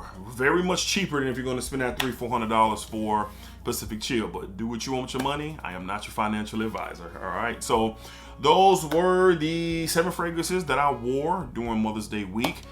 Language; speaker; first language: English; native; English